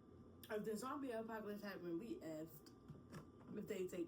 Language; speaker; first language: English; native; English